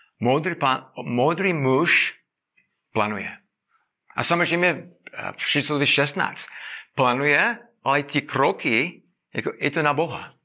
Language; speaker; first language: Czech; non-native, fluent; English